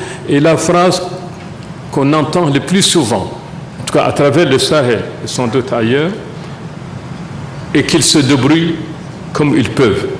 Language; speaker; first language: French; non-native, local second language; Arabic